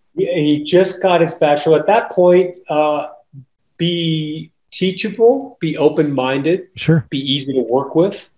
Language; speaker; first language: English; native; English